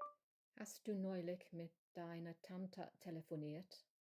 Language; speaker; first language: German; non-native, learner; English